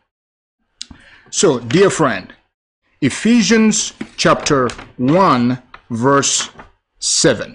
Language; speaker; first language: English; non-native, local second language; Ganda